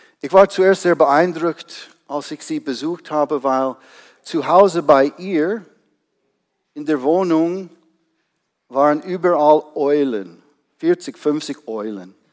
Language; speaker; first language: German; non-native, fluent; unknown